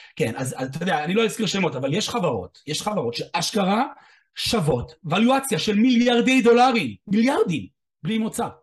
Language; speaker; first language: Hebrew; non-native, fluent; English